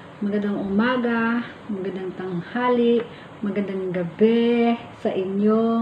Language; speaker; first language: Filipino; non-native, local second language; Cebuano